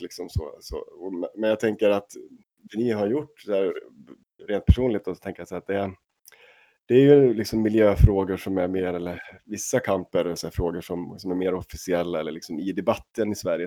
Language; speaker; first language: Swedish; native; Swedish